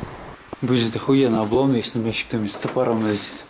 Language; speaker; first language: Russian; native; Russian